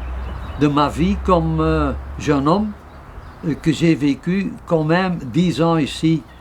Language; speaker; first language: French; non-native, local second language; Dutch